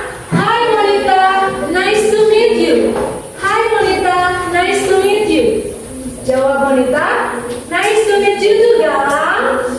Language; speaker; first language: English; non-native, fluent; Indonesian